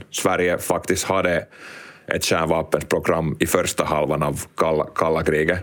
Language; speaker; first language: Swedish; non-native, local second language; Finnish